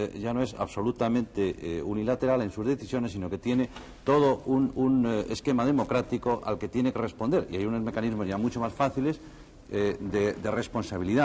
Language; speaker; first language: Spanish; native; Spanish